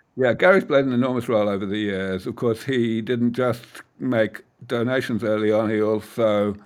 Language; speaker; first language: English; native; English